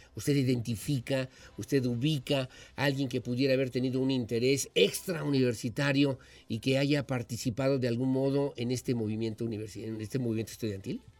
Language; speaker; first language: Spanish; native; Spanish